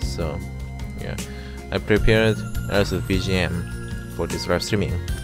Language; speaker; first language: English; non-native, fluent; Korean